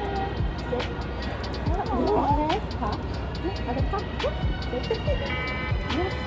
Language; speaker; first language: English; native; English